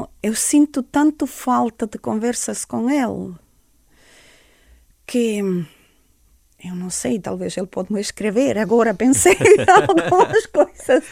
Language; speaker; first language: Portuguese; non-native, fluent; Estonian